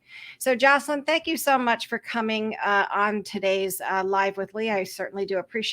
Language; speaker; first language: English; native; English